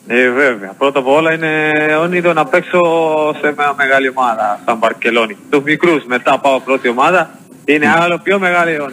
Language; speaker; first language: Greek; non-native, learner; Spanish